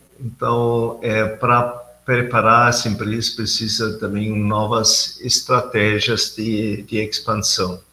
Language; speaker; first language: Portuguese; non-native, fluent; German